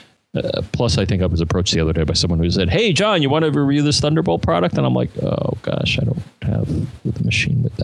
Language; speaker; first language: English; native; English